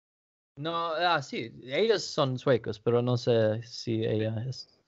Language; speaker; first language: Spanish; non-native, learner; Danish